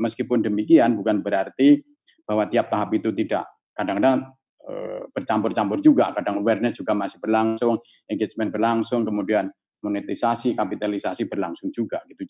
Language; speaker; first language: Indonesian; native; Indonesian